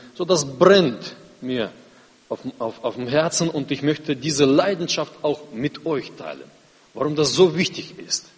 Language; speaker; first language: German; non-native, fluent; Russian